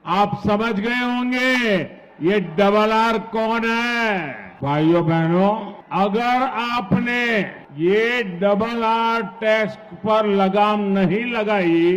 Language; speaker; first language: Hindi; non-native, local second language; Gujarati